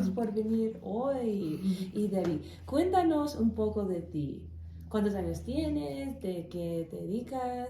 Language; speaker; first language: Spanish; non-native, learner; English